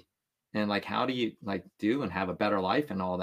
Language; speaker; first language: English; early bilingual, other home language; Vietnamese